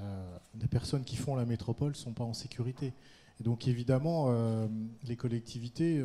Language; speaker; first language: French; native; French